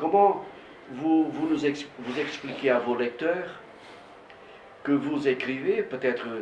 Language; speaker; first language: French; non-native, fluent; Portuguese